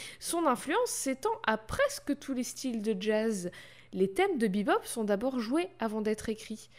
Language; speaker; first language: French; native; French